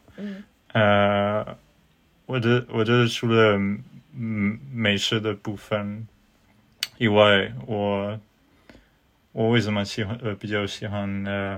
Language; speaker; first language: Chinese; non-native, fluent; Swedish